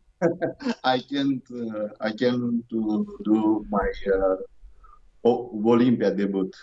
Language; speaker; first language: English; non-native, learner; Romanian